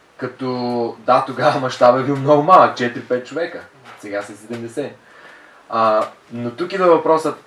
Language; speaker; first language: Bulgarian; native; Bulgarian